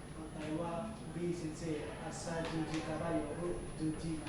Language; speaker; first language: Japanese; non-native, learner; Indonesian